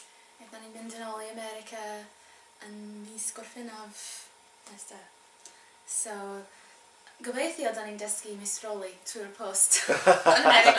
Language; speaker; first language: Welsh; non-native, learner; English